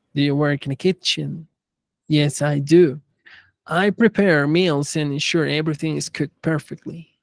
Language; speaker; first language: English; non-native, fluent; Spanish